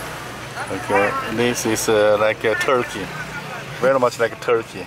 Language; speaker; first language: English; non-native, learner; Chinese